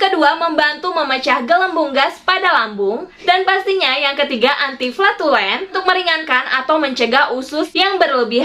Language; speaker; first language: Indonesian; native; Indonesian